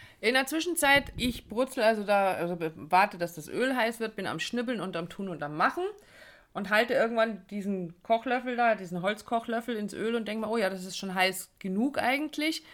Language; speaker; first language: German; native; German